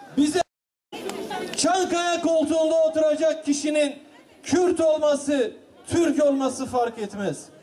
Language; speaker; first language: Turkish; non-native, local second language; Kurdish